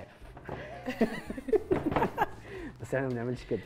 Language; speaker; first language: Arabic; native; Arabic